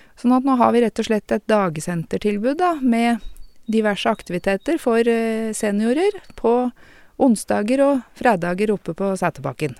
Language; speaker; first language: Norwegian; native; Norwegian